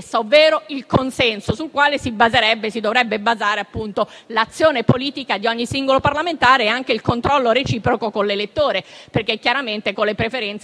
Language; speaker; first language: Italian; native; Italian